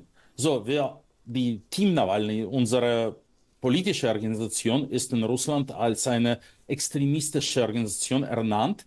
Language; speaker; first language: German; non-native, fluent; Russian